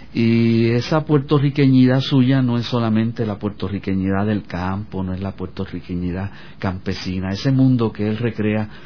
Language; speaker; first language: Spanish; native; Spanish